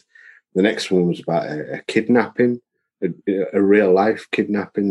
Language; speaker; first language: English; native; English